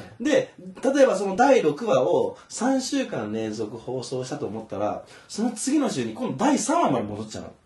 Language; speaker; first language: Japanese; early bilingual, heritage; Japanese